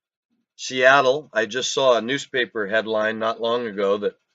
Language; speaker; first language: English; native; English